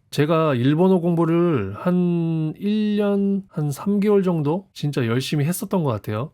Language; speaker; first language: Korean; native; Korean